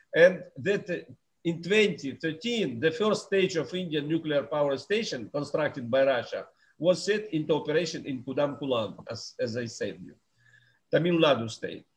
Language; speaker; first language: English; non-native, fluent; Russian